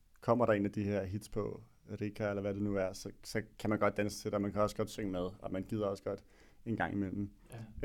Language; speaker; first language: Danish; native; Danish